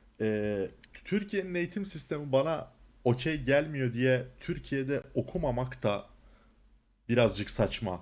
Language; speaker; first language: Turkish; native; Turkish